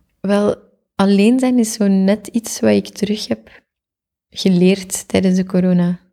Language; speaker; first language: Dutch; native; Dutch